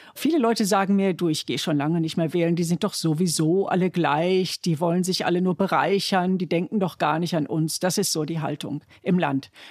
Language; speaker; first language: German; native; German